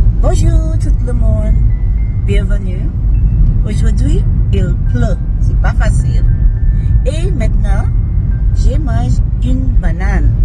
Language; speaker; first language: French; non-native, learner; English